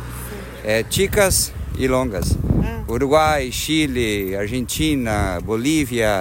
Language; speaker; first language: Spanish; non-native, learner; Portuguese